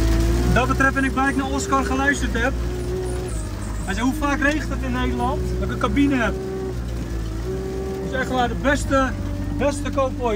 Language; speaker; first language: Dutch; native; Dutch